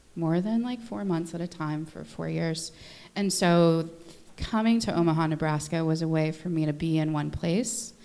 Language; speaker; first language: English; native; English